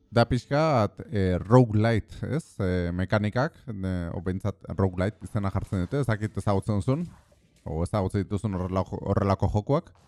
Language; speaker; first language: Basque; non-native, local second language; Spanish